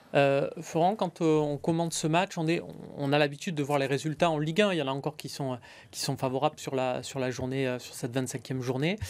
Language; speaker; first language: French; native; French